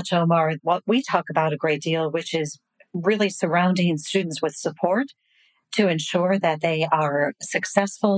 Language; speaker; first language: English; native; English